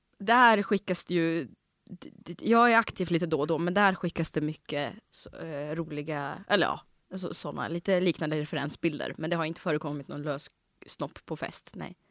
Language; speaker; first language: Swedish; early bilingual, other home language; Russian